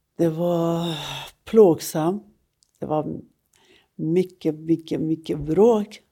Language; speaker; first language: Swedish; non-native, fluent; Persian